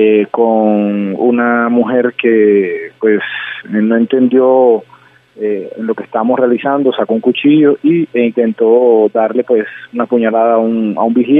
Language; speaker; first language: Spanish; native; Spanish